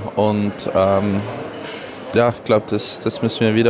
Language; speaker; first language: German; non-native, fluent; Dutch